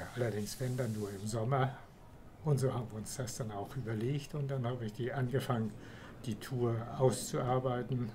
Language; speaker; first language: German; native; German